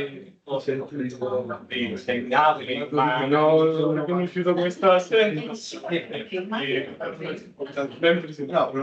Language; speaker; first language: Italian; non-native, learner; Spanish